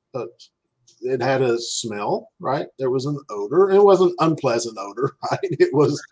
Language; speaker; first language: English; native; English